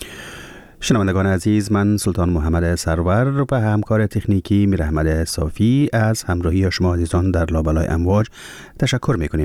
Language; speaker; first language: Persian; native; Persian